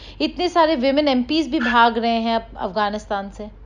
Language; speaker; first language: Urdu; native; Urdu